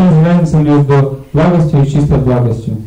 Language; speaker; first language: Russian; native; Russian